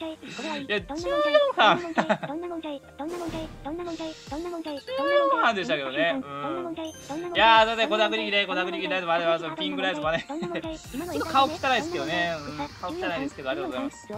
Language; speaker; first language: Japanese; native; Japanese